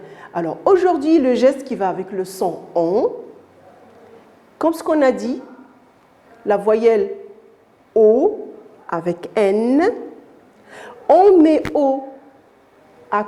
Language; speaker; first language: French; non-native, local second language; Arabic